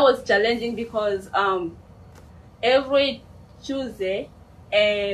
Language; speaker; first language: English; non-native, fluent; Swahili